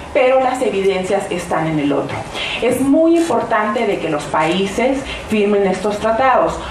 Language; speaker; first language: Spanish; early bilingual, heritage; Spanish